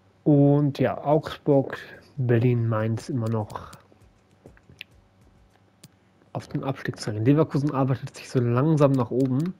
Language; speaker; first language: German; native; German